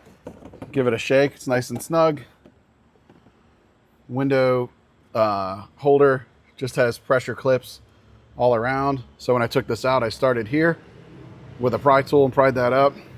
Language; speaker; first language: English; native; English